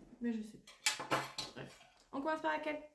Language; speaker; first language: French; native; French